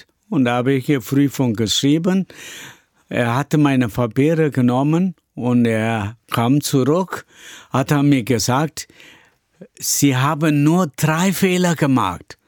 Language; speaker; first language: German; non-native, learner; Tamil